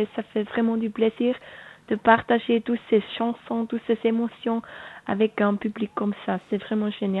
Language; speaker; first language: French; non-native, local second language; Swiss German